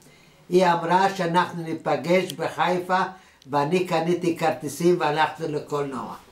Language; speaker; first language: Hebrew; non-native, fluent; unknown